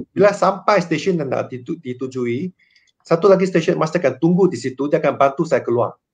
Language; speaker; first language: Malay; non-native, local second language; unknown